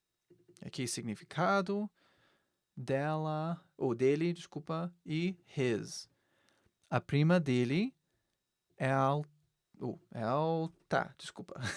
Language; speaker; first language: Portuguese; non-native, fluent; English